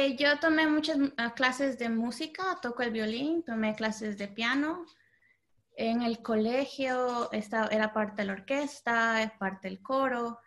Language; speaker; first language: Spanish; early bilingual, heritage; Spanish